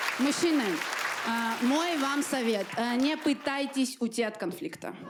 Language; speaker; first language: Russian; early bilingual, other home language; Armenian